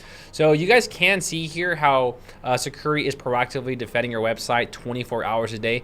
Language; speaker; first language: English; native; English